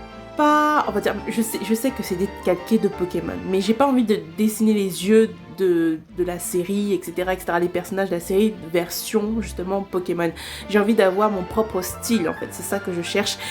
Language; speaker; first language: French; native; French